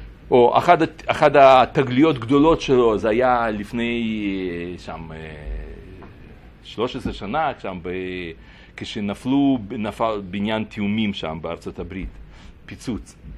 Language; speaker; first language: Hebrew; non-native, fluent; Russian